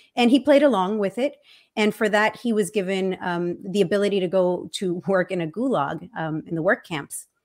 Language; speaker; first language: English; early bilingual, other home language; Spanish